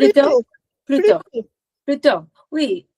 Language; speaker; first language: French; non-native, learner; English